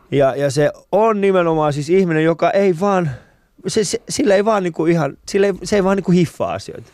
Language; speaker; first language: Finnish; early bilingual, other home language; Persian